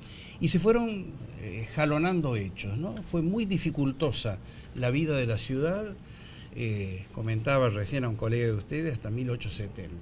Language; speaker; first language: Spanish; native; Spanish